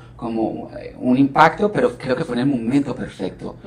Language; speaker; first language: Spanish; native; Spanish